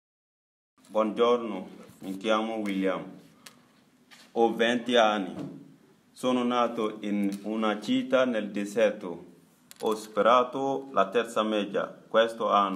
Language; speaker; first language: Italian; non-native, learner; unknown